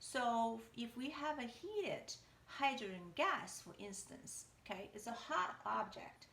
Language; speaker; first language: English; non-native, fluent; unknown